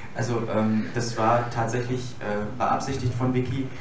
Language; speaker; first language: German; native; German